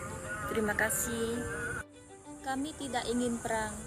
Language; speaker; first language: Indonesian; non-native, learner; Khmer